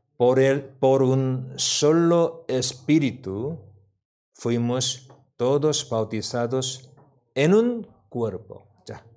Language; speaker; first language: Spanish; non-native, learner; Korean